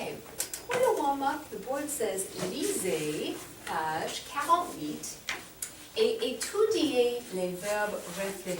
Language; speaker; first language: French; non-native, fluent; English